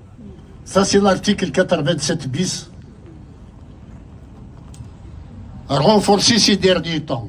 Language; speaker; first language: French; non-native, local second language; Kabyle